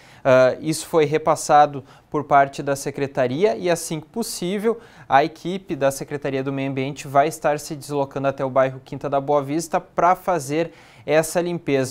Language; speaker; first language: Portuguese; native; Portuguese